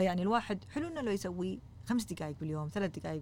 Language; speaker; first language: Arabic; native; Arabic